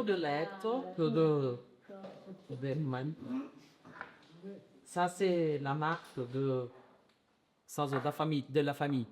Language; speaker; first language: French; non-native, learner; Portuguese